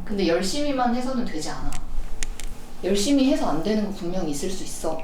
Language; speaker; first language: Korean; native; Korean